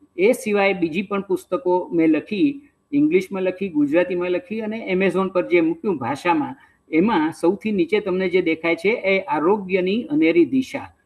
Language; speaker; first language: Gujarati; native; Gujarati